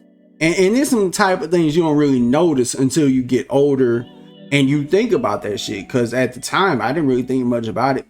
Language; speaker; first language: English; native; English